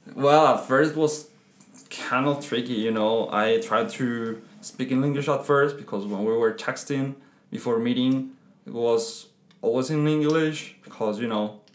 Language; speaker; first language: English; non-native, fluent; Spanish